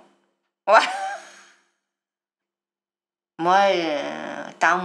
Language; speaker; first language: French; non-native, learner; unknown